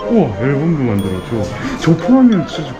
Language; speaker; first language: Korean; native; Korean